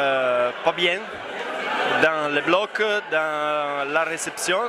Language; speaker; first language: French; non-native, fluent; Italian